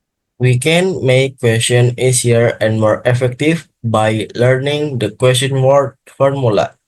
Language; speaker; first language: English; non-native, learner; Indonesian